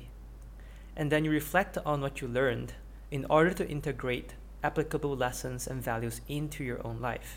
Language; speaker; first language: English; non-native, local second language; Chinese